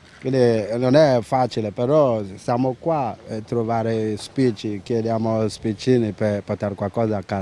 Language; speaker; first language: Italian; non-native, learner; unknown